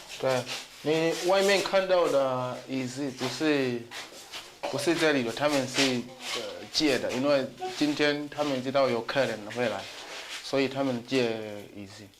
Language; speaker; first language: Chinese; non-native, fluent; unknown